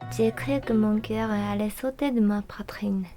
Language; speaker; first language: French; non-native, learner; Japanese